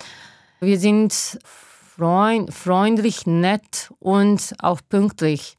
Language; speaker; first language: German; non-native, learner; Japanese